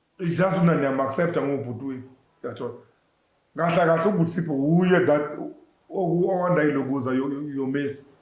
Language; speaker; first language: Zulu; native; Zulu